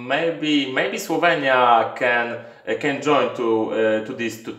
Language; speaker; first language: English; non-native, learner; Polish